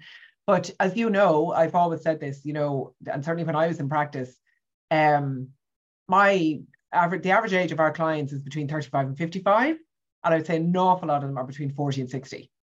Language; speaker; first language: English; native; English